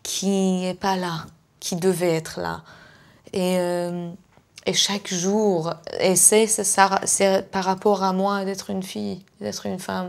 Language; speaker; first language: French; non-native, fluent; Persian